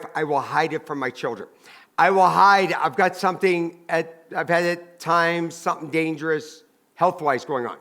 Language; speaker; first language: English; native; English